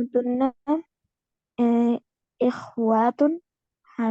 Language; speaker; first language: Arabic; non-native, learner; Urdu